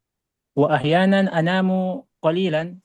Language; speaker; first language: Arabic; non-native, learner; Indonesian